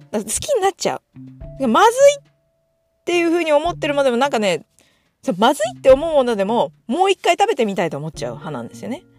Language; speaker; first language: Japanese; native; Japanese